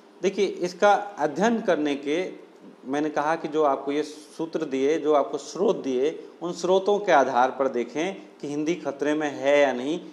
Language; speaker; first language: Hindi; non-native, local second language; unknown